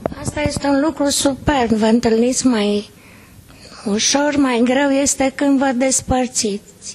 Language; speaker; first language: Romanian; native; Romanian